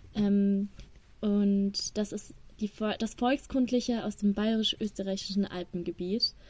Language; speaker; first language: German; native; German